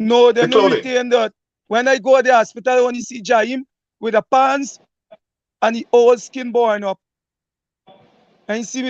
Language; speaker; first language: English; native; English